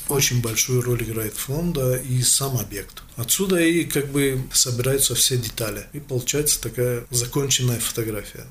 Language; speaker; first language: Russian; non-native, local second language; Tajik